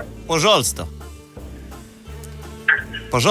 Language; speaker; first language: Russian; non-native, learner; Slovenian